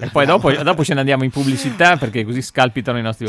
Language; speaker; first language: Italian; native; Italian